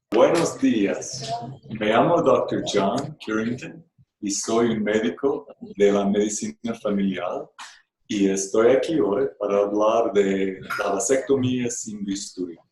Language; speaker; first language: Spanish; non-native, fluent; English